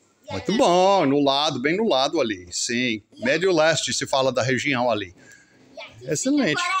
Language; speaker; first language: Portuguese; non-native, fluent; English